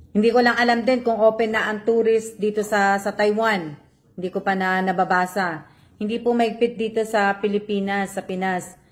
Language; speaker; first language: Filipino; native; Filipino